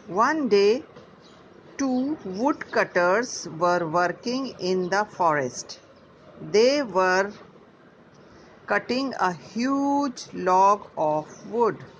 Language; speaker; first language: English; non-native, local second language; Hindi